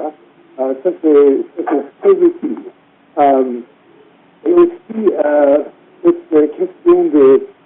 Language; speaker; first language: French; non-native, fluent; English